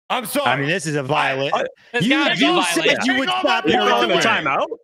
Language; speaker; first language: English; native; English